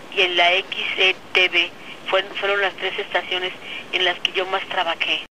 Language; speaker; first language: Spanish; native; Spanish